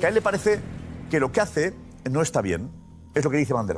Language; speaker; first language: Spanish; native; Spanish